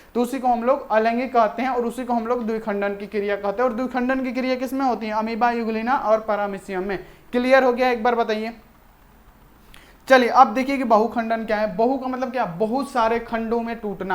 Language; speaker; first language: Hindi; native; Hindi